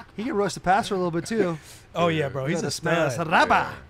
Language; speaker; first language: English; native; English